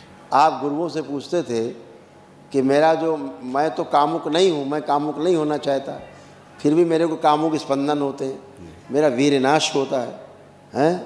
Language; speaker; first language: Hindi; native; Hindi